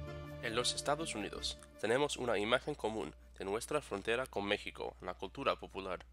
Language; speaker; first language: Spanish; non-native, fluent; English